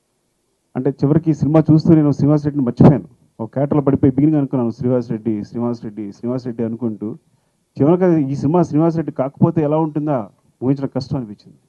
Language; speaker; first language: Telugu; native; Telugu